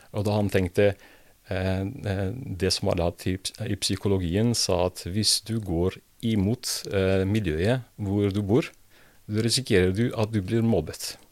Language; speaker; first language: Norwegian; non-native, fluent; Serbian